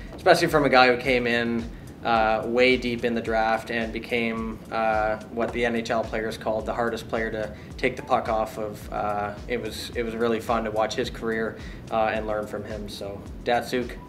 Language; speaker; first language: English; native; English